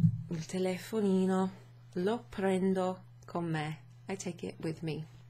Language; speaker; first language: Italian; non-native, fluent; English